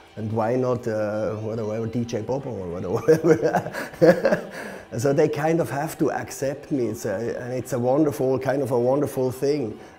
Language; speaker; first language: English; non-native, fluent; Swiss German